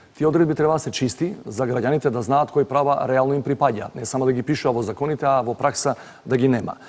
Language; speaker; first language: Macedonian; native; Macedonian